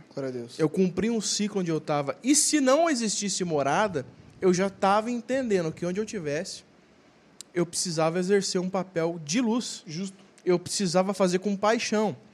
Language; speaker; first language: Portuguese; native; Portuguese